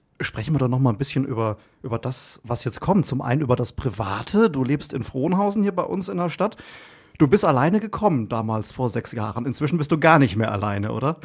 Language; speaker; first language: German; native; German